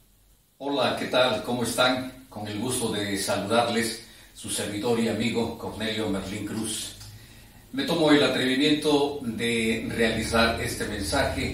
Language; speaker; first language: Spanish; native; Spanish